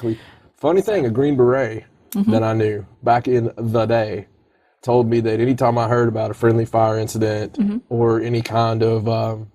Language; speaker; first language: English; native; English